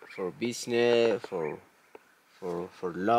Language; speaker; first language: English; non-native, learner; Spanish